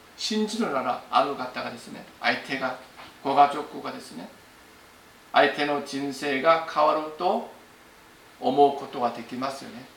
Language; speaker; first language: Japanese; non-native, fluent; Korean